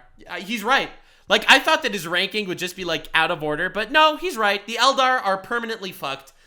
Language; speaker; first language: English; native; English